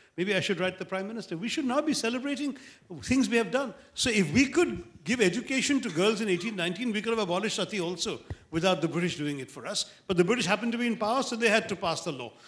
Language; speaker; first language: English; non-native, local second language; Malayalam